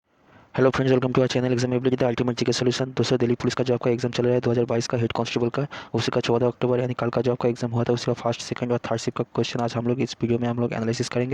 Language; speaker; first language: Hindi; native; Hindi